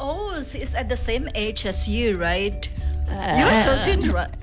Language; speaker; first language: English; non-native, fluent; Indonesian